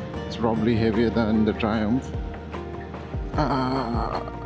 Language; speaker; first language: English; non-native, local second language; Malayalam